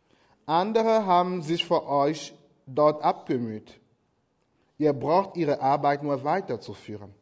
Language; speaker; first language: German; non-native, fluent; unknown